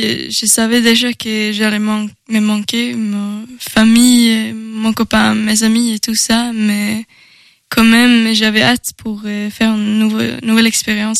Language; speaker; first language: French; non-native, learner; Swedish